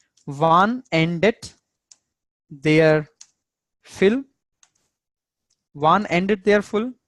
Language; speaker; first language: German; non-native, fluent; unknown